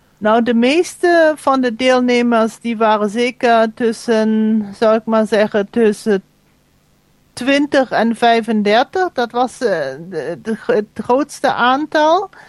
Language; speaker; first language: Dutch; non-native, fluent; German